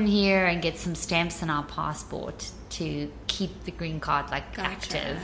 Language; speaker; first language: English; native; English